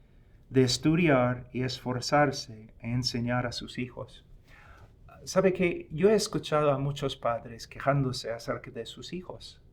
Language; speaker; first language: Spanish; non-native, fluent; English